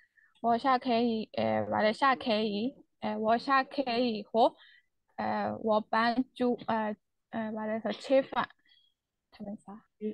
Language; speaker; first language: Chinese; non-native, learner; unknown